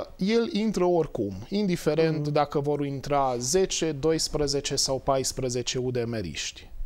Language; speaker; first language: Romanian; non-native, local second language; Hungarian